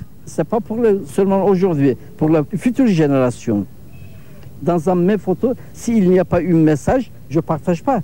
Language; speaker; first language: French; non-native, learner; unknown